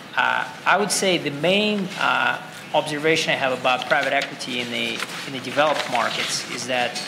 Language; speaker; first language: English; non-native, fluent; Russian